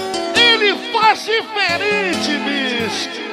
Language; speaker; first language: Portuguese; native; Portuguese